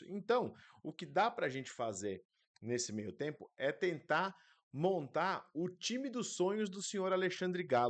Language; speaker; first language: Portuguese; native; Portuguese